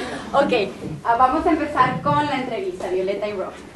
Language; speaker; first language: Spanish; non-native, fluent; English